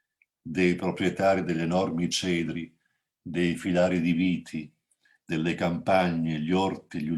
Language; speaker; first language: Italian; native; Italian